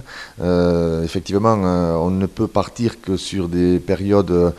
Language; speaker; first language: French; native; French